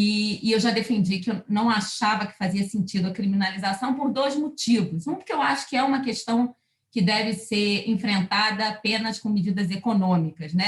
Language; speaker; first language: Portuguese; native; Portuguese